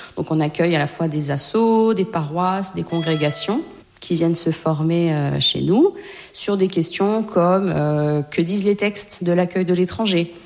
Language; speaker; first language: French; native; French